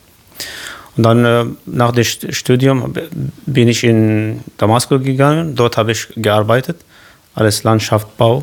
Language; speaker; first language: German; non-native, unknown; Kurdish